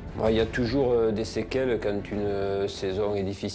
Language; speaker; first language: French; native; French